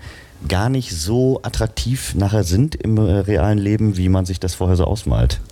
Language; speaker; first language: German; native; German